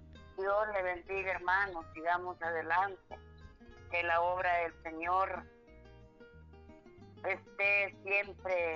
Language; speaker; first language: Spanish; native; Spanish